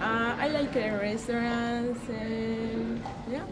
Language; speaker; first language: English; non-native, learner; Spanish